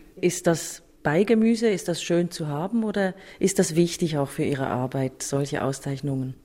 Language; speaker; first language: German; native; German